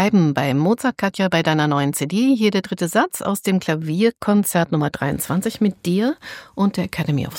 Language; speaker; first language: German; native; German